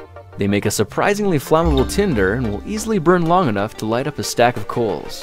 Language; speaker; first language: English; native; English